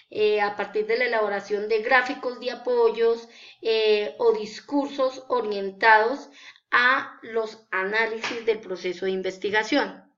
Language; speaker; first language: Spanish; native; Spanish